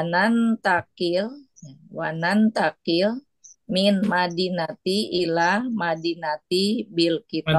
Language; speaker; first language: Arabic; non-native, learner; Indonesian